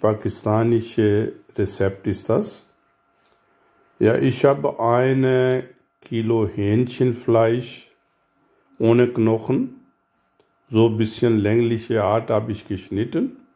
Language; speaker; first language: German; non-native, learner; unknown